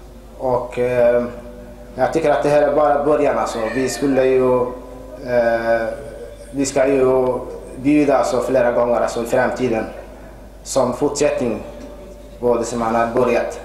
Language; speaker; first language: Swedish; non-native, fluent; Arabic